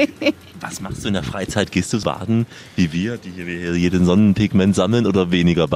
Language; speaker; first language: German; native; German